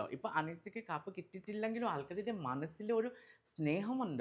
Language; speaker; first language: Malayalam; non-native, local second language; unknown